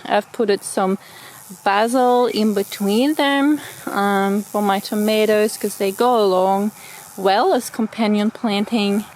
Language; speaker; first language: English; non-native, fluent; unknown